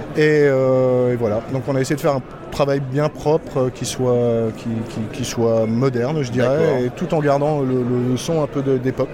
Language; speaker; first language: French; native; French